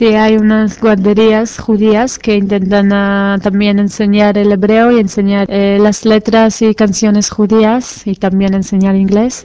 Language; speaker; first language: Spanish; non-native, fluent; Hebrew